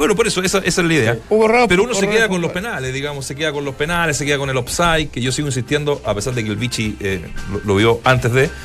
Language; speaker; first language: Spanish; native; Spanish